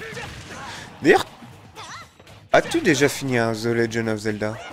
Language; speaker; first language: French; native; French